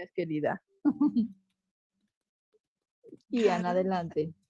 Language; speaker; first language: Spanish; native; Spanish